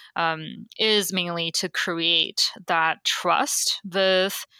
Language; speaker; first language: English; non-native, fluent; Chinese